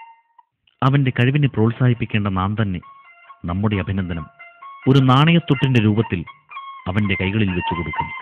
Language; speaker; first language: Malayalam; native; Malayalam